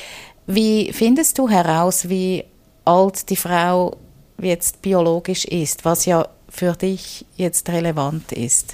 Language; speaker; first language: German; native; German